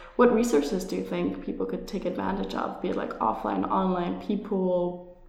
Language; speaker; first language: English; non-native, fluent; Finnish